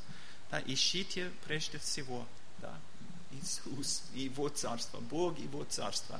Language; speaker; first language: Russian; non-native, learner; English